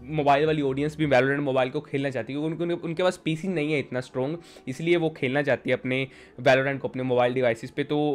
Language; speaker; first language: Hindi; native; Hindi